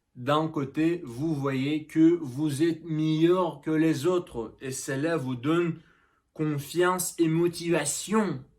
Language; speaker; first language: French; non-native, learner; Russian